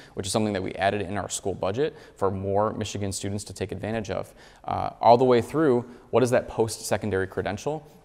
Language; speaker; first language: English; native; English